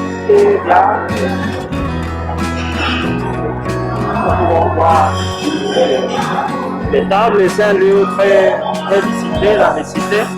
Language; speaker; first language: French; non-native, learner; Spanish